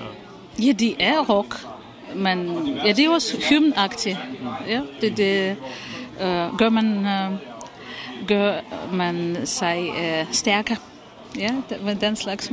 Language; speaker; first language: Danish; non-native, fluent; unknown